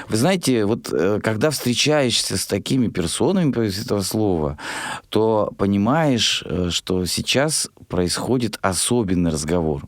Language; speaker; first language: Russian; native; Russian